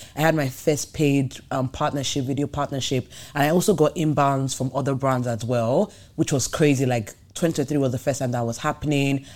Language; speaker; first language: English; non-native, local second language; Yoruba